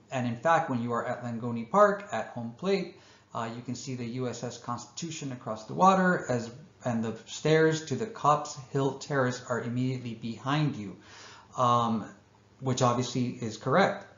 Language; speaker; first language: English; native; English